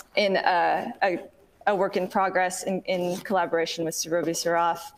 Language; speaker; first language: English; native; English